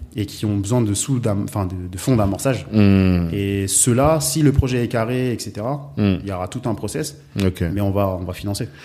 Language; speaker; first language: French; native; French